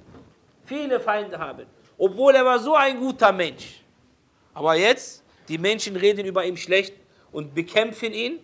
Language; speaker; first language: German; non-native, fluent; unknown